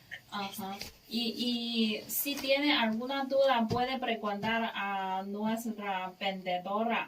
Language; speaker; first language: Spanish; non-native, learner; Chinese